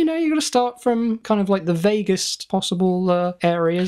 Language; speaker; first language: English; native; English